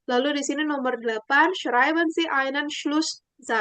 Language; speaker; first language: German; non-native, fluent; Indonesian